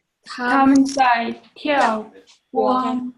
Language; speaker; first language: Chinese; non-native, learner; English